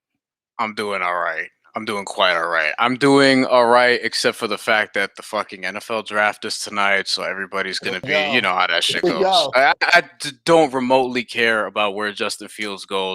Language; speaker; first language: English; native; English